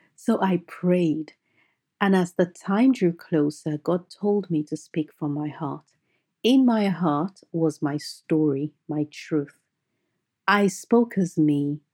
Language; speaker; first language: English; non-native, local second language; Yoruba